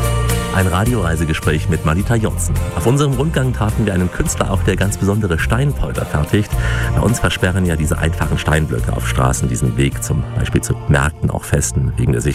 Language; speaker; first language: German; native; German